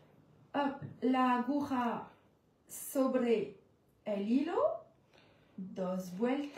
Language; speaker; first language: Spanish; non-native, learner; French